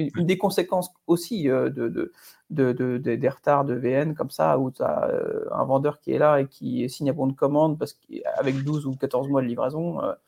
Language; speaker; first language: French; native; French